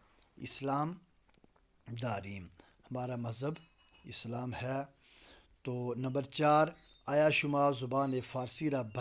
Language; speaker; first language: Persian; non-native, fluent; Urdu